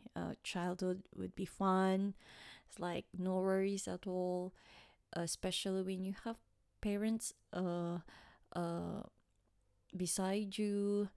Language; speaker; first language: English; non-native, local second language; Waray